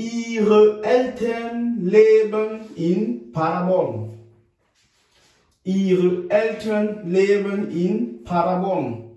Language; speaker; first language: German; non-native, fluent; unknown